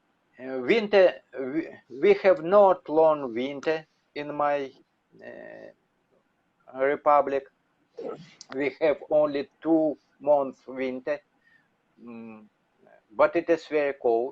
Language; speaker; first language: English; non-native, learner; Russian